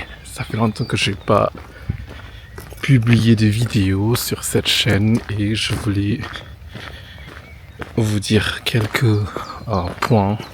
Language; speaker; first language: French; non-native, fluent; Indonesian